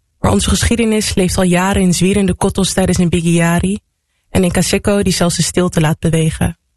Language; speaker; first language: Dutch; native; Dutch